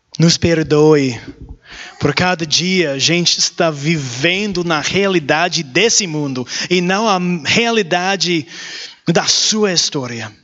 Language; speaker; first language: Portuguese; non-native, learner; English